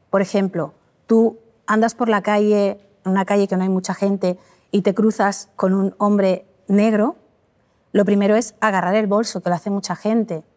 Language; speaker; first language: Spanish; early bilingual, other home language; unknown